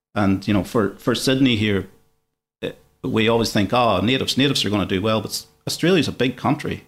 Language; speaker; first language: English; native; English